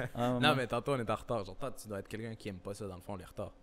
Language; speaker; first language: French; native; French